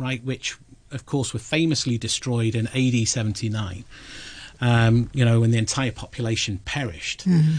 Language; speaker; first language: English; native; English